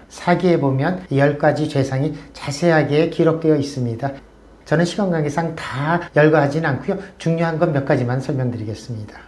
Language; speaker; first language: Korean; native; Korean